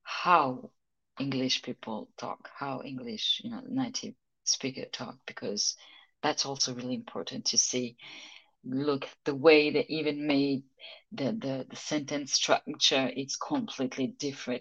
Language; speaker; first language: English; non-native, fluent; French